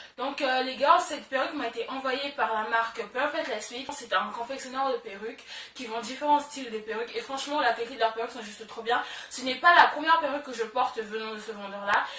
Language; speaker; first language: French; early bilingual, other home language; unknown